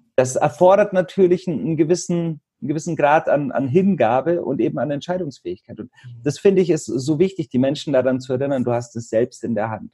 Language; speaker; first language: German; native; German